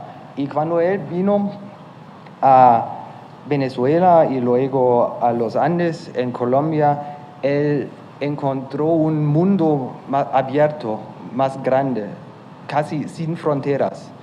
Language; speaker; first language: Spanish; non-native, fluent; German